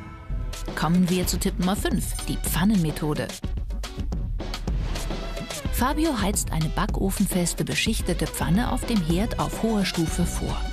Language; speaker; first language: German; native; German